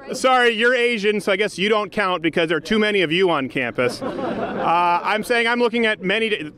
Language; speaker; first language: English; native; English